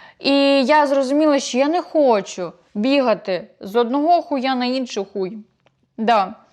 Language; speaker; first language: Ukrainian; non-native, local second language; Russian